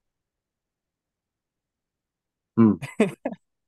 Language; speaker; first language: English; non-native, local second language; Filipino